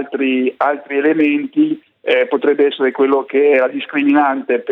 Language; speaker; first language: Italian; native; Italian